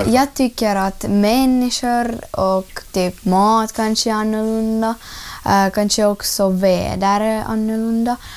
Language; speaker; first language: Swedish; non-native, learner; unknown